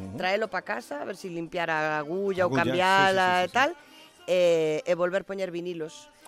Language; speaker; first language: Galician; non-native, local second language; Spanish